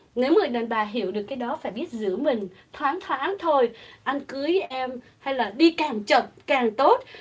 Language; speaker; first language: Vietnamese; native; Vietnamese